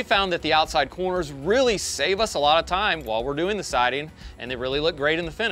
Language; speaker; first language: English; native; English